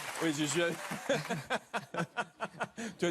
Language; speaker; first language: French; non-native, learner; English